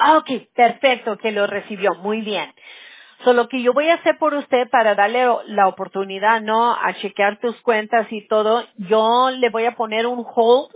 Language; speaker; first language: Spanish; early bilingual, heritage; Spanish